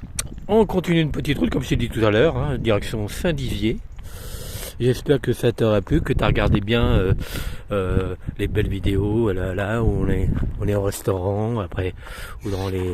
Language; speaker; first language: French; native; French